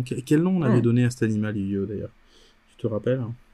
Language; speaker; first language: French; native; French